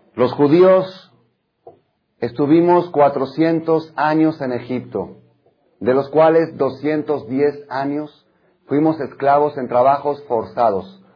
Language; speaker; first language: Spanish; non-native, fluent; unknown